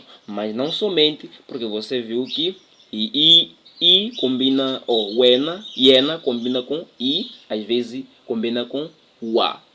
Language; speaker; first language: Portuguese; non-native, local second language; Tsonga